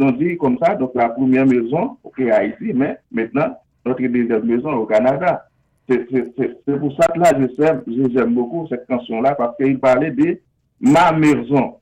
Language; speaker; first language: French; non-native, local second language; Haitian Creole